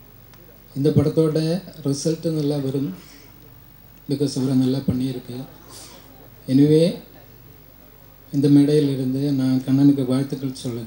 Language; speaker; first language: Tamil; non-native, learner; Malayalam